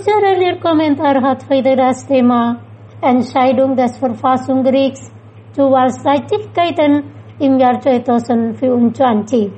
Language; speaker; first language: German; non-native, fluent; Indonesian